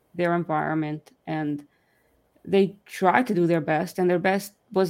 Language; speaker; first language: English; early bilingual, other home language; Yiddish